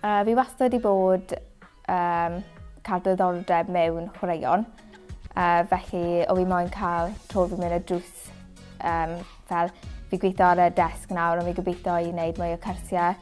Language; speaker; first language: Welsh; native; Welsh